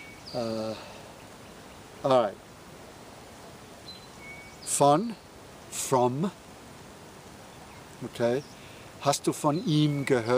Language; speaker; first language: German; non-native, fluent; English